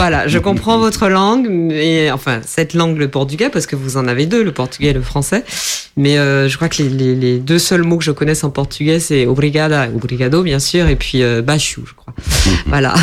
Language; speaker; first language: French; native; French